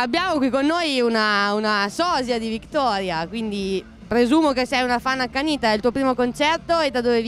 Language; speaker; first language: Italian; native; Italian